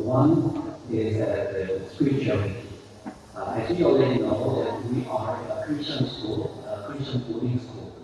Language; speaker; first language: English; non-native, fluent; Korean